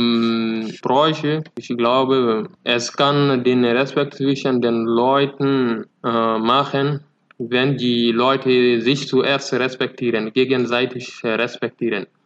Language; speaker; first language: German; non-native, fluent; Fula